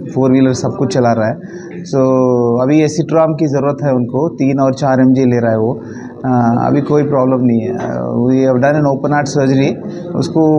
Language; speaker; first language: Hindi; non-native, local second language; Marathi